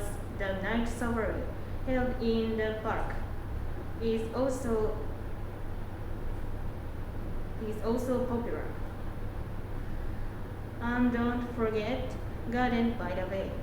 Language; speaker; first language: English; non-native, learner; Japanese